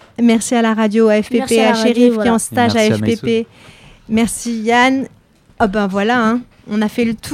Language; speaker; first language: French; native; French